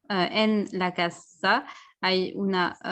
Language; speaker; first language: Spanish; non-native, fluent; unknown